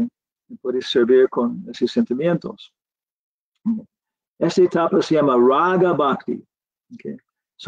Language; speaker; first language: Spanish; non-native, learner; English